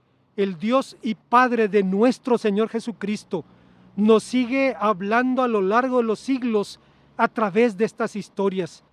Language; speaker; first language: Spanish; native; Spanish